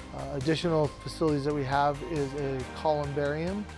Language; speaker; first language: English; native; English